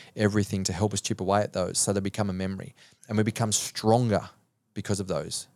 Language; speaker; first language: English; native; English